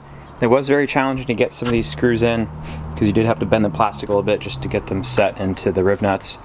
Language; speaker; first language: English; native; English